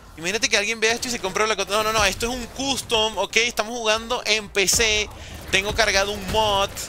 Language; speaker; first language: Spanish; native; Spanish